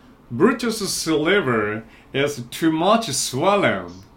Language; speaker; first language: English; non-native, fluent; Korean